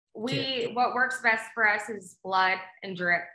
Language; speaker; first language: English; native; English